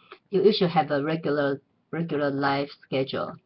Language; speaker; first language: English; non-native, learner; Chinese